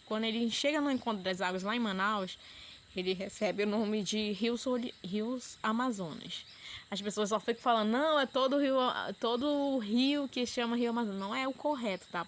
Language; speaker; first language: Portuguese; native; Portuguese